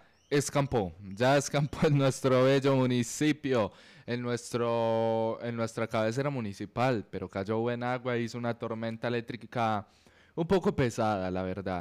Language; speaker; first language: Spanish; native; Spanish